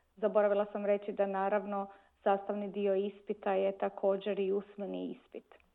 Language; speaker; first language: Croatian; native; Croatian